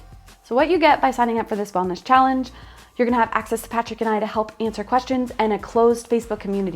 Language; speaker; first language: English; native; English